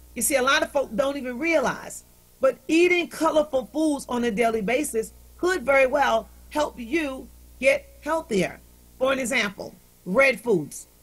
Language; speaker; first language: English; native; English